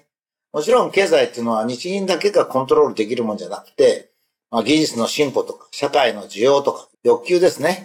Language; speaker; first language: Japanese; native; Japanese